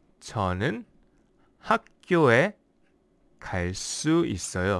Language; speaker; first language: Korean; non-native, learner; English